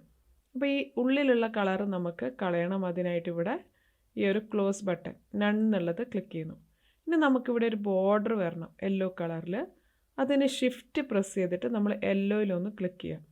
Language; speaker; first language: Malayalam; native; Malayalam